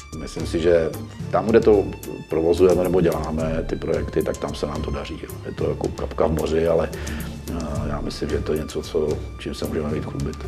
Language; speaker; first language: Czech; native; Czech